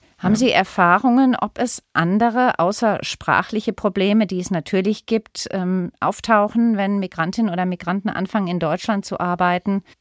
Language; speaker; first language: German; native; German